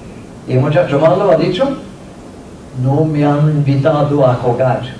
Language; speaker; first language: Spanish; non-native, fluent; Norwegian